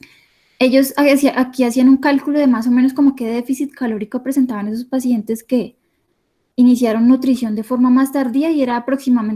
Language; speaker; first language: Spanish; native; Spanish